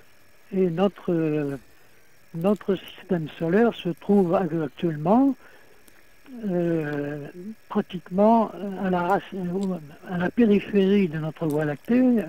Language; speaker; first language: French; native; French